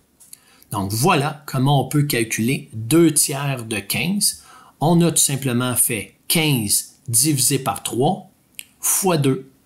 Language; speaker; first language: French; native; French